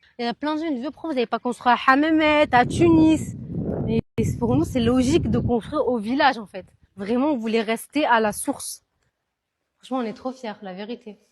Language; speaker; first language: French; early bilingual, other home language; Arabic